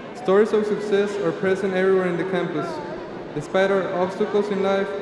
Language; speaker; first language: English; early bilingual, other home language; Spanish